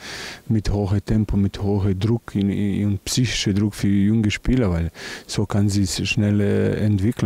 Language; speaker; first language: German; non-native, learner; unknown